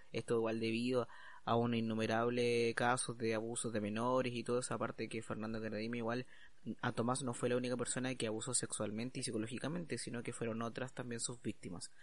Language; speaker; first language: Spanish; native; Spanish